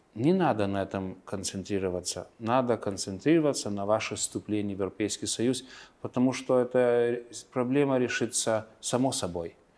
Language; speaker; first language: Russian; non-native, local second language; Lithuanian